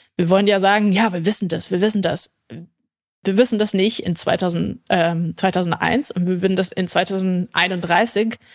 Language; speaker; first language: German; early bilingual, heritage; English